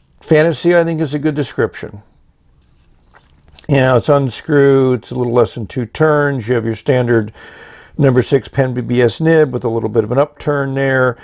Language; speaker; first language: English; native; English